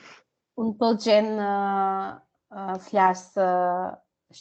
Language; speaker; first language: Albanian; non-native, learner; Macedonian